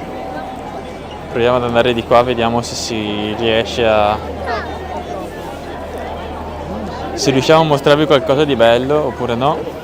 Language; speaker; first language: Italian; native; Italian